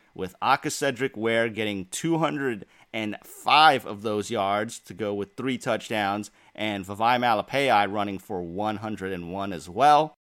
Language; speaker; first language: English; native; English